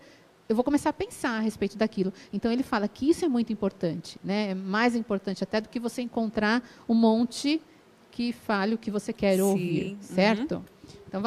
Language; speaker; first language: Portuguese; native; Portuguese